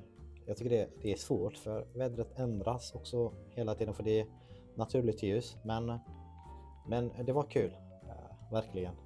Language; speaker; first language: Swedish; non-native, fluent; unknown